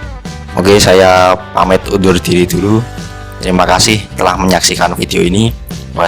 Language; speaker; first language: Indonesian; native; Indonesian